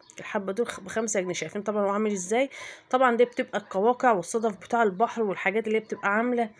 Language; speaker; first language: Arabic; native; Arabic